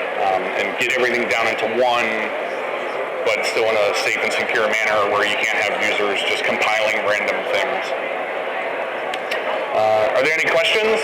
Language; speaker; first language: English; native; English